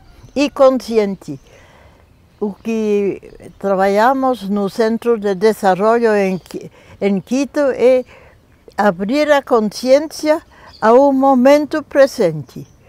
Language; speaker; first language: Portuguese; non-native, fluent; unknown